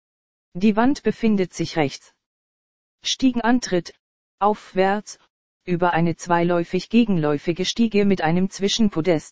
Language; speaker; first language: German; native; German